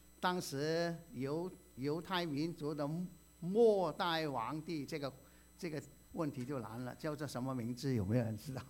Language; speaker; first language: Chinese; non-native, local second language; Cantonese